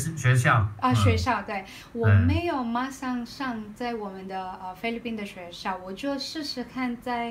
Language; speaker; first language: Chinese; non-native, learner; Filipino